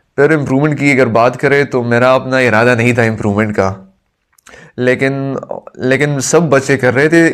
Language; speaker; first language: Urdu; non-native, local second language; Pashto